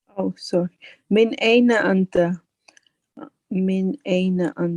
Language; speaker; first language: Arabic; non-native, learner; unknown